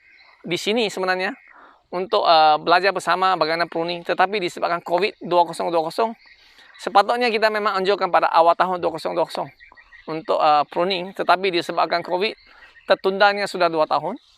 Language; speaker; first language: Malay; non-native, local second language; Chinese